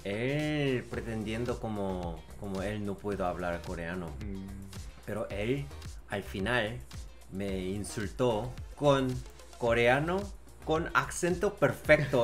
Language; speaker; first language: Spanish; non-native, learner; Korean